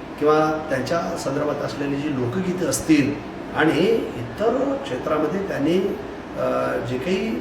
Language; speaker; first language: Marathi; non-native, local second language; Lambadi